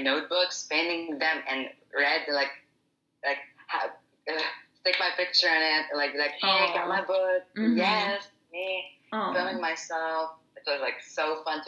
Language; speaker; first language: English; non-native, fluent; Arabic